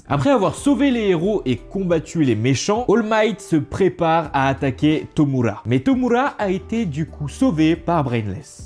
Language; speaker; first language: French; native; French